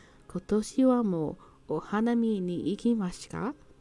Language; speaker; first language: Japanese; non-native, learner; English